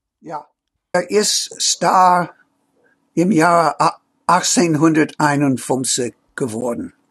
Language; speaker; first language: German; non-native, fluent; English